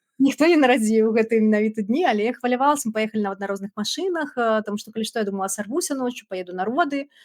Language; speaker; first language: Belarusian; non-native, local second language; Russian